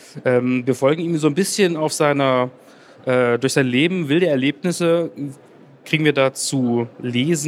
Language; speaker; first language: German; native; German